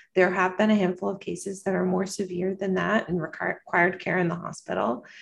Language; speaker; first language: English; native; English